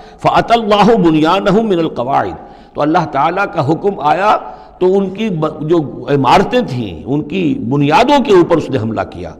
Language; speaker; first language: Urdu; native; Urdu